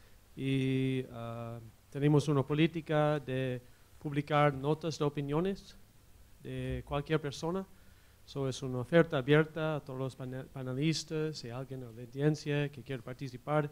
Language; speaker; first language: Spanish; non-native, fluent; English